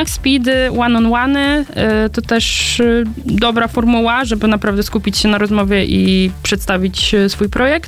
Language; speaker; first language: Polish; native; Polish